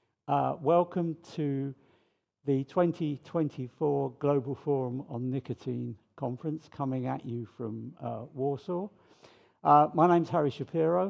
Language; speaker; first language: English; native; English